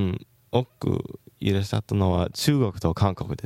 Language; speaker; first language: Japanese; non-native, learner; English